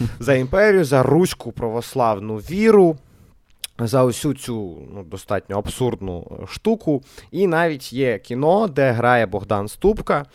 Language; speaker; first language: Ukrainian; native; Ukrainian